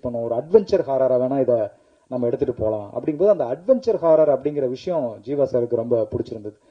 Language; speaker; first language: Tamil; native; Tamil